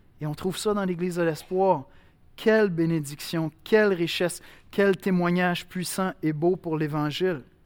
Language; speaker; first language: French; native; French